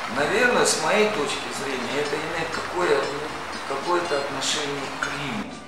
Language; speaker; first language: Russian; non-native, local second language; Armenian